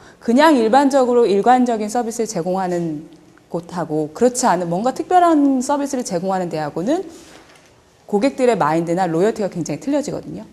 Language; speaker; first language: Korean; early bilingual, heritage; Korean